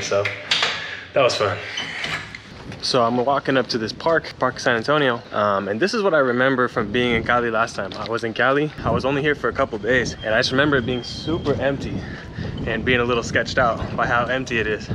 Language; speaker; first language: English; native; English